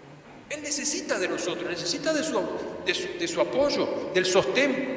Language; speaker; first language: Spanish; native; Spanish